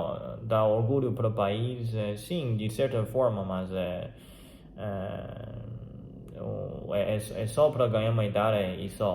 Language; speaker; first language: Portuguese; non-native, learner; Chinese